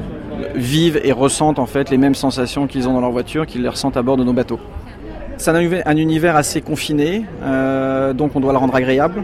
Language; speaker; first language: French; native; French